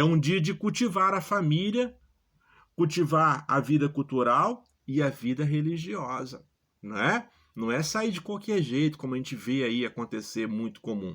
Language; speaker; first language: Portuguese; native; Portuguese